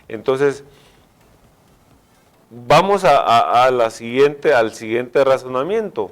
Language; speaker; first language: Spanish; native; Spanish